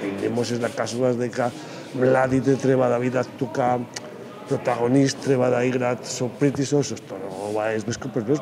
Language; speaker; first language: Macedonian; non-native, learner; Spanish